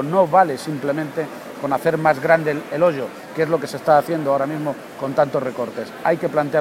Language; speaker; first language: Spanish; native; Spanish